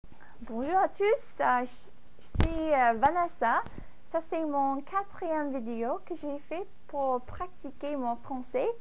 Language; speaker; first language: French; non-native, fluent; English